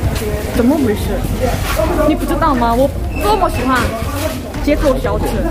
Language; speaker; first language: Chinese; non-native, learner; Korean